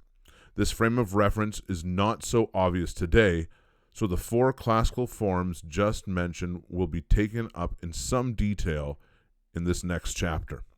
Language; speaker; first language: English; native; English